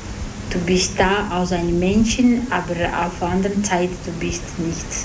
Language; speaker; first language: German; non-native, learner; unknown